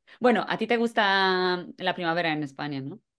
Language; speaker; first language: Spanish; non-native, fluent; Polish